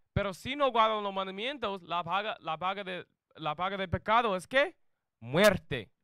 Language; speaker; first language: Spanish; non-native, learner; English